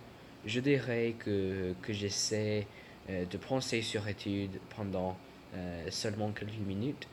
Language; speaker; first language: French; non-native, learner; English